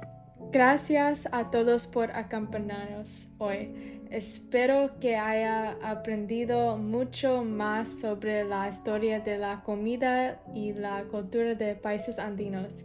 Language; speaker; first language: Spanish; non-native, learner; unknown